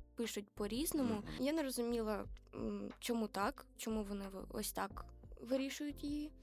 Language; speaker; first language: Ukrainian; non-native, local second language; Romanian